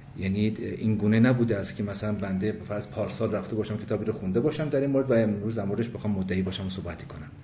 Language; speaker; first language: Persian; early bilingual, other home language; English